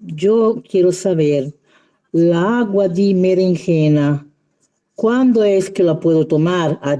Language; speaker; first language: Spanish; non-native, learner; Italian